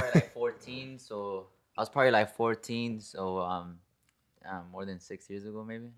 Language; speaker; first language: English; native; English